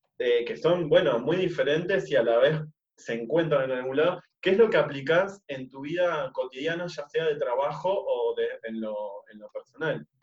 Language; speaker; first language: Spanish; native; Spanish